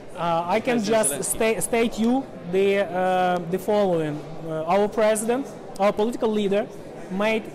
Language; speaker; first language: English; non-native, fluent; Ukrainian